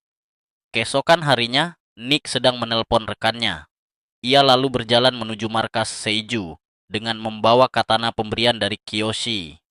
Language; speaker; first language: Indonesian; native; Indonesian